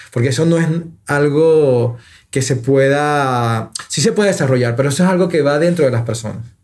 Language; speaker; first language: Spanish; native; Spanish